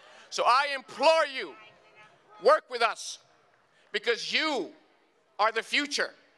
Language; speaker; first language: English; early bilingual, other home language; Spanish